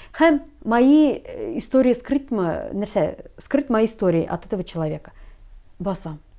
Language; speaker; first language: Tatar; native; Tatar